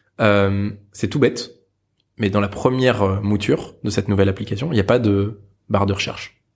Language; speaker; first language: French; native; French